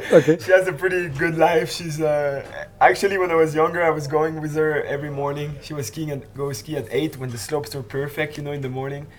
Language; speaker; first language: English; non-native, fluent; French